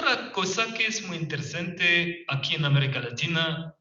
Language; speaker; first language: Spanish; non-native, fluent; French